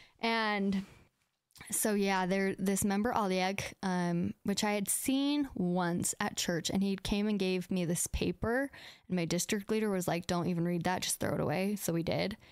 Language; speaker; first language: English; native; English